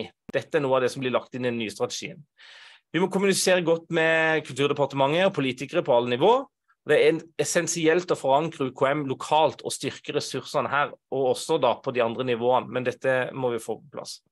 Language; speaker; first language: Norwegian; native; Norwegian